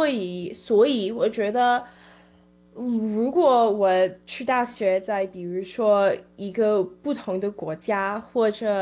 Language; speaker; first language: Chinese; early bilingual, heritage; Chinese